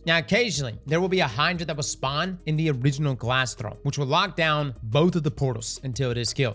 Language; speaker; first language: English; native; English